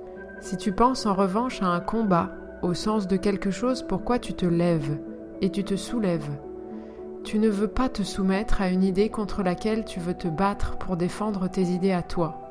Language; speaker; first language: French; native; French